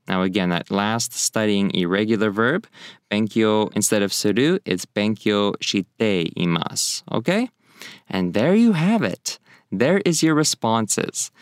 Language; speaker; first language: English; native; English